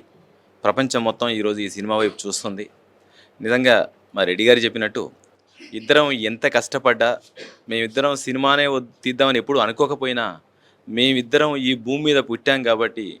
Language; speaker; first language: Telugu; native; Telugu